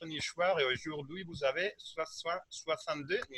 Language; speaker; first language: French; non-native, learner; Spanish